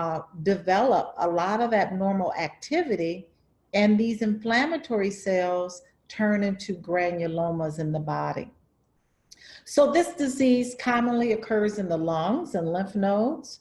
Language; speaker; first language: English; native; English